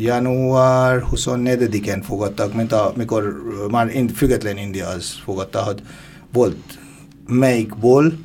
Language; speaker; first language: Hungarian; non-native, fluent; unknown